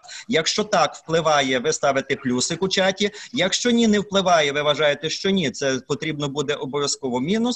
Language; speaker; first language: Ukrainian; native; Ukrainian